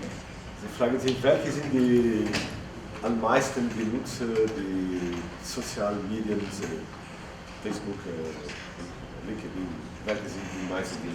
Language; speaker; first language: German; non-native, learner; Portuguese